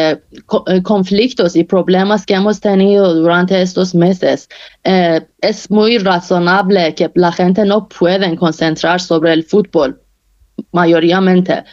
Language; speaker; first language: Spanish; non-native, fluent; Persian